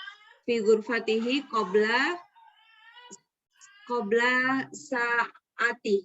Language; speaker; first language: Arabic; non-native, learner; Indonesian